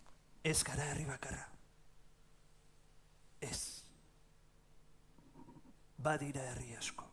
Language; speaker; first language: Basque; native; Basque